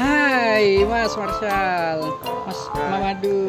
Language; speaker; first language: Indonesian; native; Indonesian